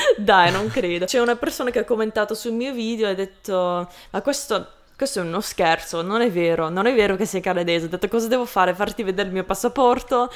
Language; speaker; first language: Italian; non-native, fluent; English